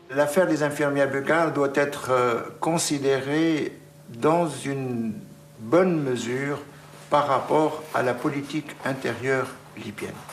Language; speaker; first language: French; native; French